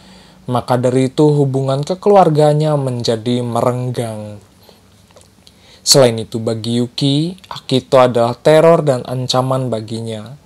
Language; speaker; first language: Indonesian; native; Indonesian